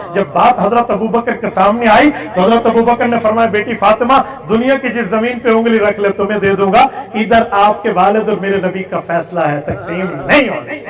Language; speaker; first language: Urdu; non-native, local second language; Saraiki